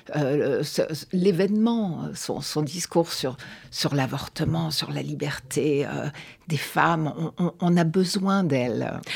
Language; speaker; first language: French; native; French